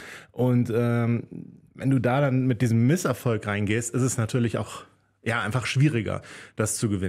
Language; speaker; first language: German; native; German